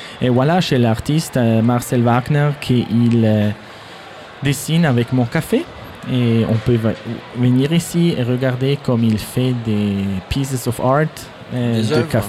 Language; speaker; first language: French; non-native, fluent; German